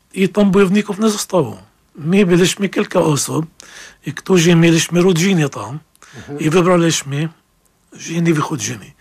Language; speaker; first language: Polish; non-native, fluent; Arabic